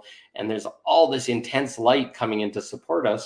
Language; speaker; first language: English; native; English